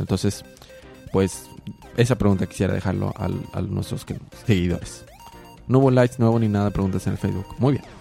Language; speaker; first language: Spanish; native; Spanish